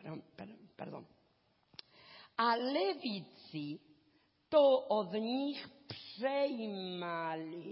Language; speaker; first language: Czech; non-native, learner; Spanish